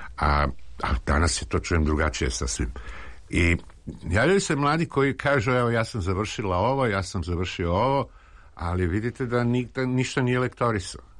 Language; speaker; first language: Serbian; native; Serbian